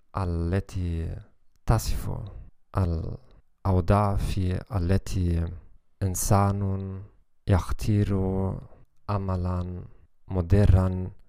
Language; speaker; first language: Arabic; non-native, learner; German